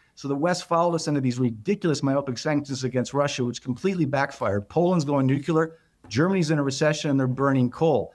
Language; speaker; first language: English; native; English